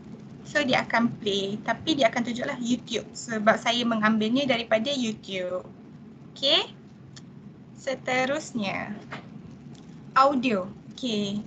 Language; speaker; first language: Malay; native; Malay